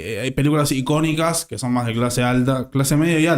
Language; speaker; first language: Spanish; native; Spanish